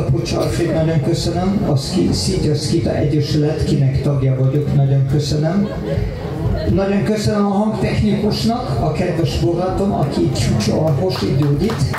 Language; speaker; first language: Hungarian; non-native, fluent; German